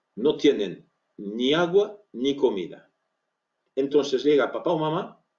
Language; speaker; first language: Spanish; early bilingual, other home language; French